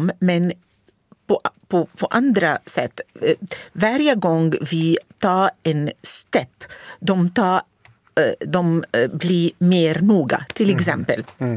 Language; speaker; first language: Swedish; non-native, learner; Arabic